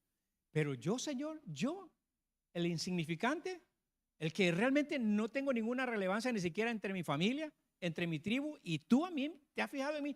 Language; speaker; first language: Spanish; native; Spanish